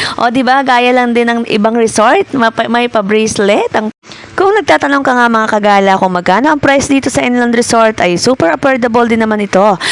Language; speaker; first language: Filipino; native; Filipino